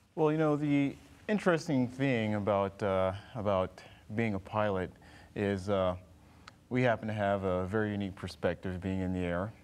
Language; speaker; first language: English; native; English